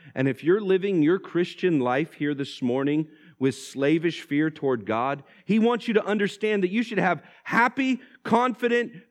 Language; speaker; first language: English; native; English